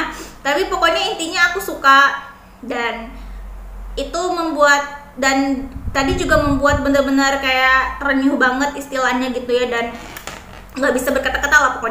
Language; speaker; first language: Indonesian; native; Indonesian